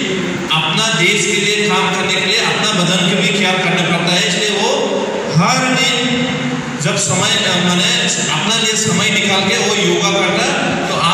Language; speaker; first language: Hindi; non-native, local second language; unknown